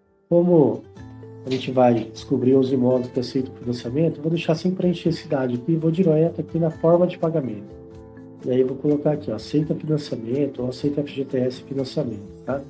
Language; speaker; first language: Portuguese; native; Portuguese